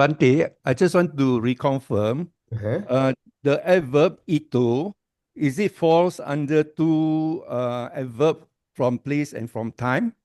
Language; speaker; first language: English; non-native, learner; Indonesian